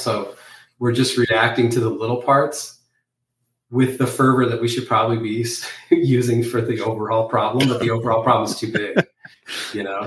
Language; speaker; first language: English; native; English